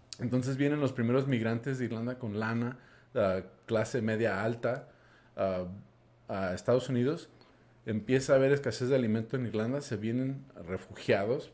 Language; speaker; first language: Spanish; non-native, fluent; English